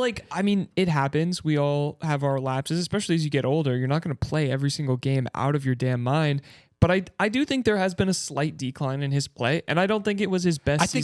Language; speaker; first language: English; native; English